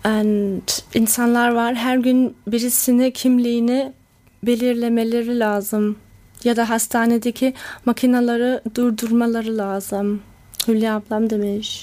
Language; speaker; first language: Turkish; early bilingual, heritage; Turkish